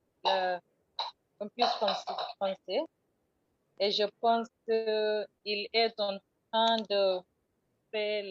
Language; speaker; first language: French; non-native, fluent; Swahili